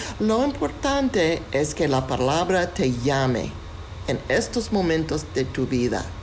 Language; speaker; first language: Spanish; non-native, fluent; English